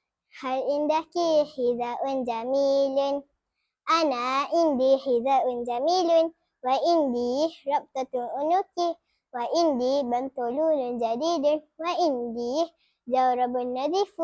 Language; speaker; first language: Arabic; non-native, learner; Malay